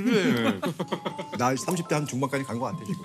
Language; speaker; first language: Korean; native; Korean